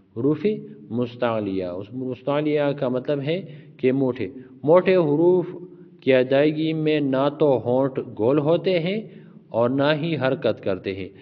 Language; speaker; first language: Urdu; native; Urdu